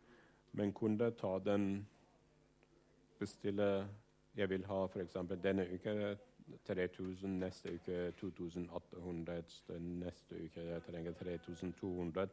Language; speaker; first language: Norwegian; non-native, fluent; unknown